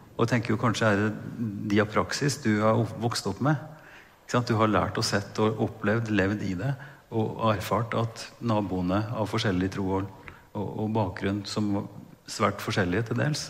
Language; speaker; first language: Norwegian; native; Norwegian